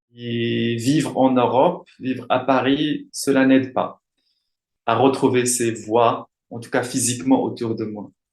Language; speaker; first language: French; non-native, local second language; Arabic